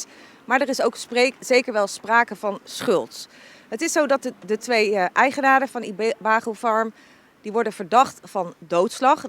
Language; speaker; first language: Dutch; native; Dutch